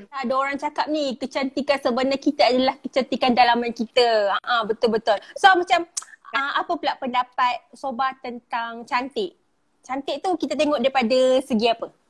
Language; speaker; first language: Malay; native; Malay